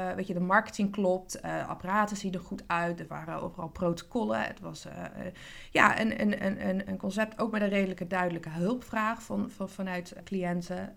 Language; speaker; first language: Dutch; non-native, fluent; English